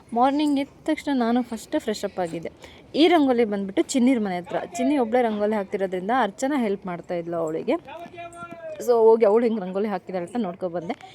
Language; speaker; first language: Kannada; non-native, local second language; Lambadi